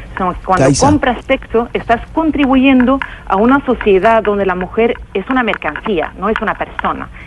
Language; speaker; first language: Spanish; non-native, fluent; Swedish